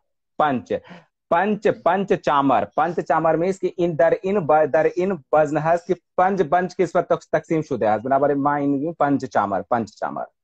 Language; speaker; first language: Persian; non-native, fluent; Hindi